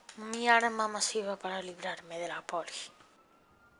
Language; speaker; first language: Spanish; native; Spanish